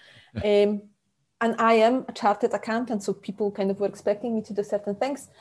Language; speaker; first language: English; non-native, fluent; Polish